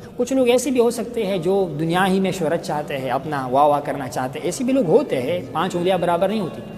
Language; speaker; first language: Urdu; non-native, local second language; Pashto